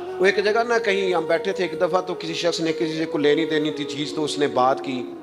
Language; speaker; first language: Urdu; non-native, local second language; Punjabi